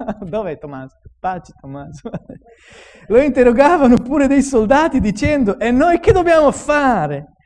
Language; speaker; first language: Italian; non-native, fluent; Romanian